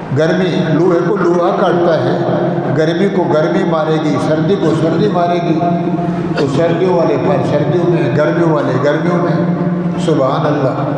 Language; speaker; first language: Urdu; non-native, local second language; Punjabi